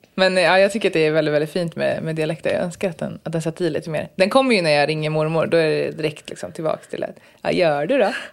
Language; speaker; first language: Swedish; native; Swedish